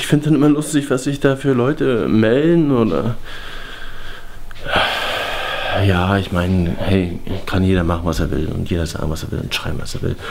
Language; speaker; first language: German; native; German